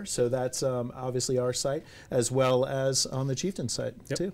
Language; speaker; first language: English; native; English